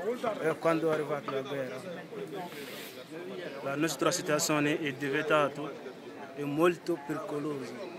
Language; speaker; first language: Italian; non-native, learner; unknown